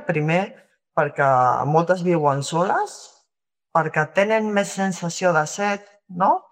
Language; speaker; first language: Catalan; non-native, local second language; Spanish